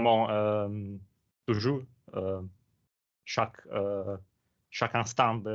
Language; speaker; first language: French; non-native, learner; Italian